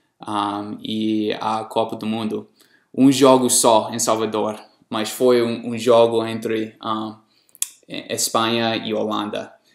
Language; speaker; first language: Portuguese; non-native, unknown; English